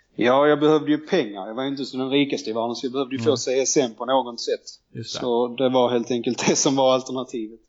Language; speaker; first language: Swedish; native; Swedish